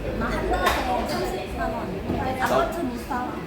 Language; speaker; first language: Korean; non-native, fluent; Vietnamese